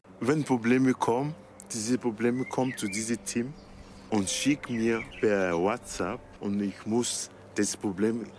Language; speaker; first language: German; non-native, learner; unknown